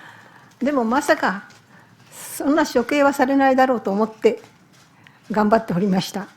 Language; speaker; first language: Japanese; native; Japanese